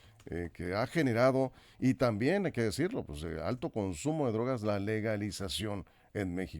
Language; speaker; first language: Spanish; native; Spanish